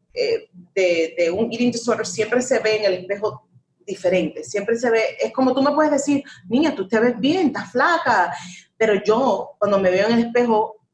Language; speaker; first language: Spanish; early bilingual, heritage; Spanish